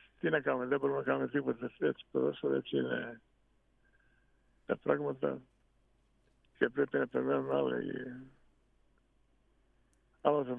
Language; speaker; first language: Greek; non-native, fluent; Bosnian